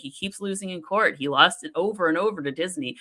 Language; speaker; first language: English; native; English